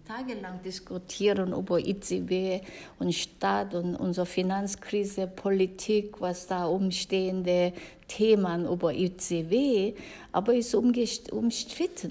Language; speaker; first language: German; non-native, fluent; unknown